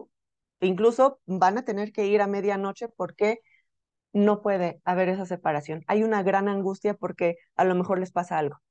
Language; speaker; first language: Spanish; native; Spanish